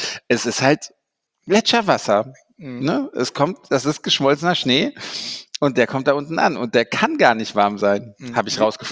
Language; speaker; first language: German; native; German